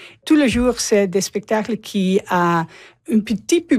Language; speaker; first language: French; non-native, learner; English